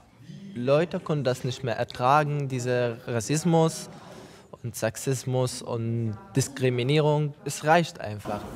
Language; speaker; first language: German; non-native, fluent; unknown